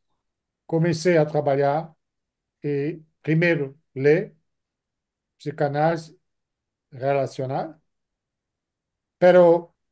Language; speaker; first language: Portuguese; non-native, fluent; French